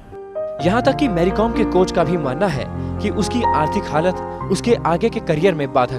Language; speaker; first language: Hindi; native; Hindi